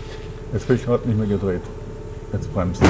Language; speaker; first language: German; native; German